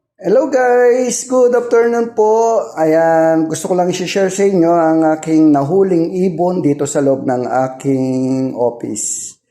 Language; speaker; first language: Filipino; non-native, local second language; Cebuano